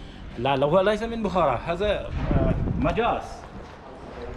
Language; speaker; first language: Arabic; non-native, learner; Uzbek